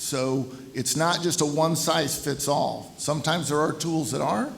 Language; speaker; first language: English; native; English